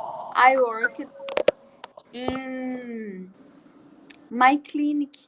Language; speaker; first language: English; non-native, learner; Portuguese